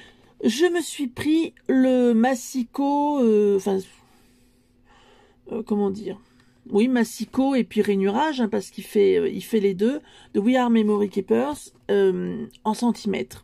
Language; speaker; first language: French; native; French